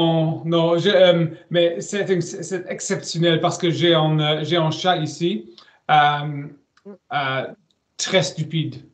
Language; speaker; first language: French; non-native, learner; German